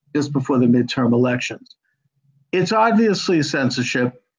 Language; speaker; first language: English; native; English